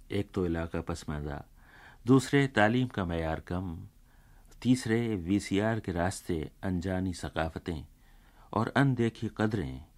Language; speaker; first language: Urdu; native; Urdu